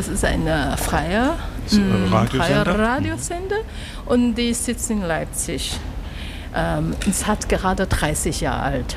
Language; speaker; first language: German; non-native, learner; Chinese